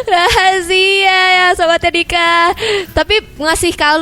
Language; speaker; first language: Indonesian; native; Indonesian